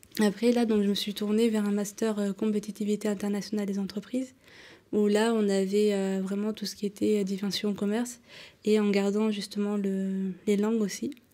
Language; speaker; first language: French; early bilingual, other home language; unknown